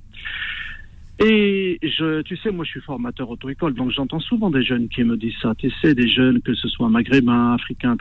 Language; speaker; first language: French; early bilingual, other home language; Arabic